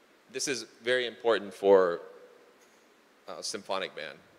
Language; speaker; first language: English; native; English